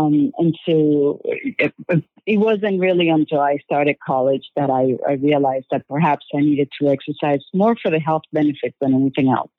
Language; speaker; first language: English; non-native, fluent; Spanish